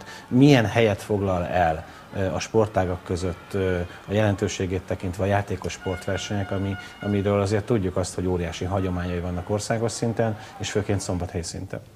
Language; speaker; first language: Hungarian; native; Hungarian